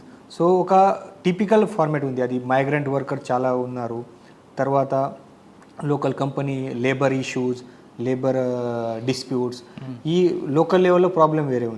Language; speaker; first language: Telugu; non-native, learner; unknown